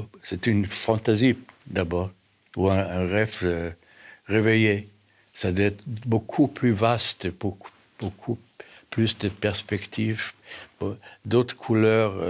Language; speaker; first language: French; non-native, fluent; German